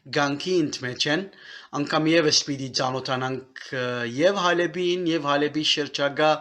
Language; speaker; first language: Armenian; native; Armenian